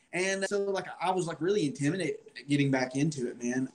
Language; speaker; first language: English; native; English